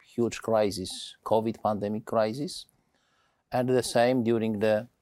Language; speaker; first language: English; non-native, learner; Polish